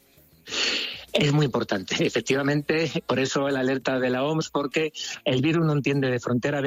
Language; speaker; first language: Spanish; native; Spanish